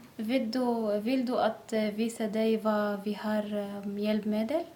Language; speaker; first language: Swedish; non-native, learner; Arabic